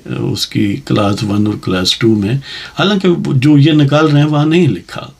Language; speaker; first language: Urdu; non-native, local second language; Punjabi